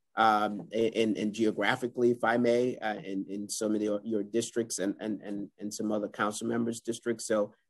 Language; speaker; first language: English; native; English